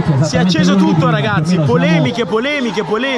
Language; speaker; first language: Italian; early bilingual, other home language; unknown